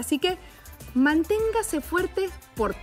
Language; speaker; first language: Spanish; native; Spanish